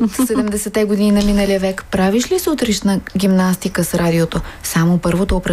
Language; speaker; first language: Bulgarian; native; Bulgarian